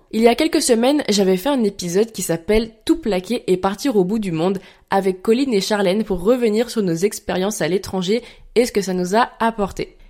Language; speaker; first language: French; native; French